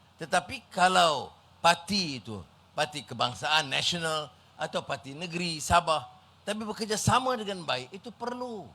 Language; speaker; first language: Malay; native; Malay